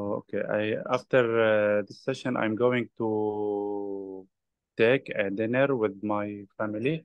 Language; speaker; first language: English; non-native, learner; Arabic